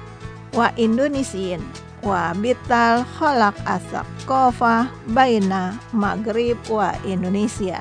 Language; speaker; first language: Arabic; non-native, fluent; Indonesian